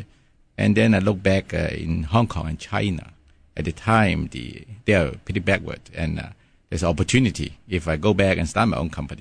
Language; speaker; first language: English; non-native, local second language; Cantonese